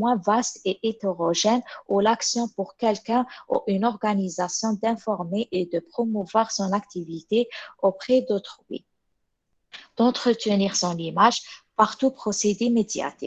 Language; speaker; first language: French; non-native, local second language; Arabic